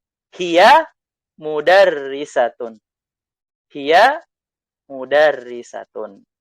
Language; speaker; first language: Arabic; non-native, fluent; Indonesian